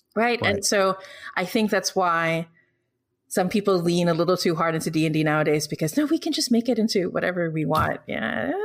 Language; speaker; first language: English; non-native, local second language; Filipino